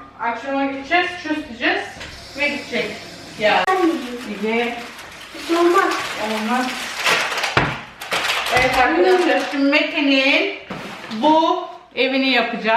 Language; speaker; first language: Turkish; early bilingual, heritage; Turkish